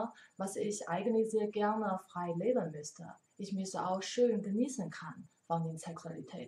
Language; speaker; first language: German; non-native, learner; Chinese